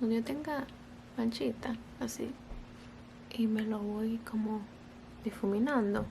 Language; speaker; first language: Spanish; early bilingual, other home language; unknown